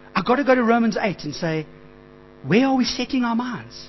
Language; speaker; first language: English; native; English